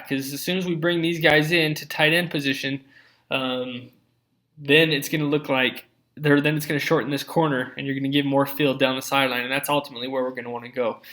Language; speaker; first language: English; native; English